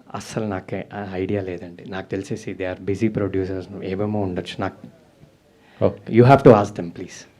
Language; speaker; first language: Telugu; native; Telugu